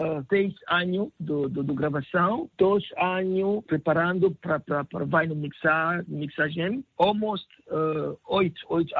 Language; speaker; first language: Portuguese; non-native, learner; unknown